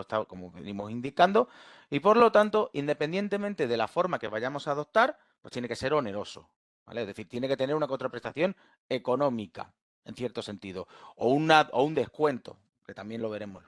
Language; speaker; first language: Spanish; native; Spanish